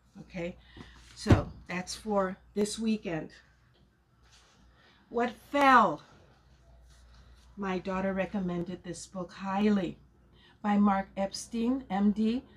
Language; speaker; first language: English; non-native, local second language; Spanish